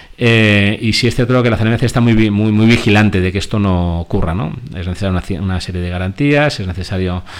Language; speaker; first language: Spanish; native; Spanish